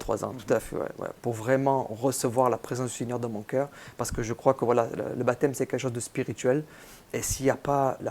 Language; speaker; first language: French; native; French